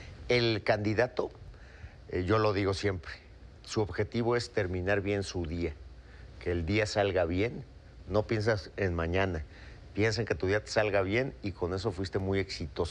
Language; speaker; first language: Spanish; native; Spanish